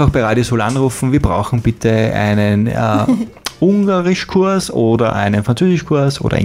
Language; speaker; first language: German; native; German